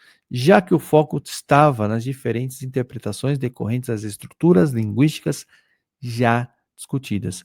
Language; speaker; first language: Portuguese; native; Portuguese